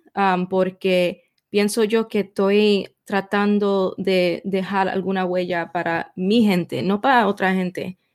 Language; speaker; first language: Spanish; early bilingual, heritage; Spanish